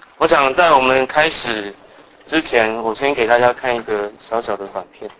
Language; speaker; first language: Chinese; early bilingual, other home language; Cantonese